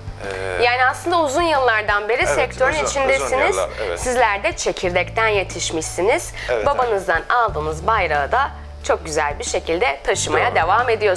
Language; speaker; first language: Turkish; native; Turkish